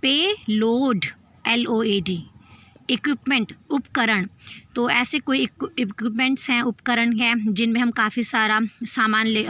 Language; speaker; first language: Hindi; native; Hindi